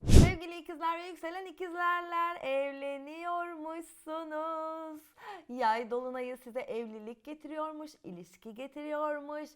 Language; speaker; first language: Turkish; native; Turkish